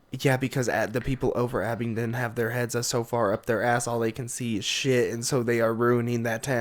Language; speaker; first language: English; native; English